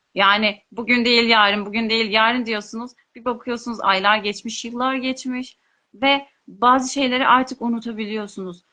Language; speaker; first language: Turkish; non-native, local second language; Kurdish